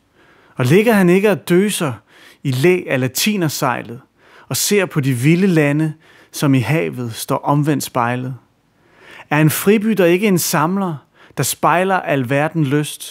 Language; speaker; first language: Danish; native; Danish